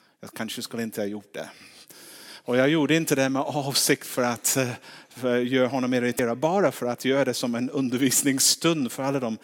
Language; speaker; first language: Swedish; non-native, fluent; English